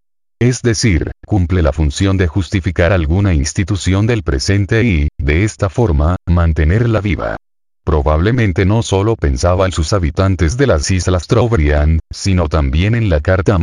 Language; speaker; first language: Spanish; native; Spanish